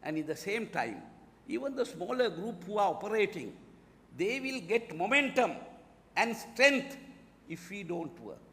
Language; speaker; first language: English; non-native, local second language; Sinhala